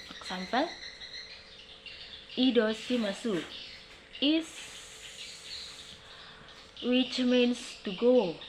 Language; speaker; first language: English; non-native, learner; Indonesian